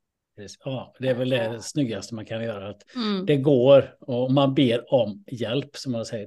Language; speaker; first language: Swedish; native; Swedish